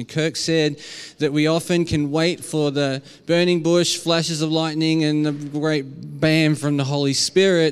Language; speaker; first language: English; native; English